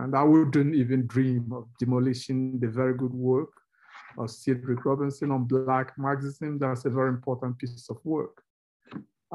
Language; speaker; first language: English; non-native, local second language; Igbo